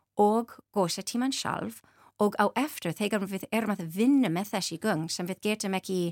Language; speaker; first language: Icelandic; non-native, learner; English